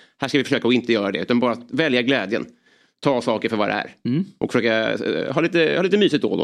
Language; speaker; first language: Swedish; native; Swedish